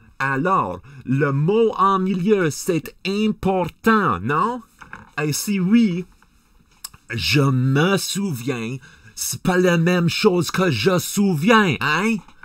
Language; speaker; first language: French; non-native, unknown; English